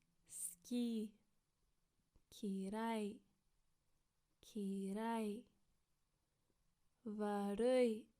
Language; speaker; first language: Japanese; non-native, fluent; English